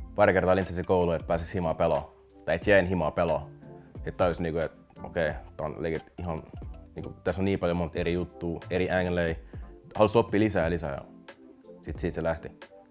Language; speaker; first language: Finnish; early bilingual, other home language; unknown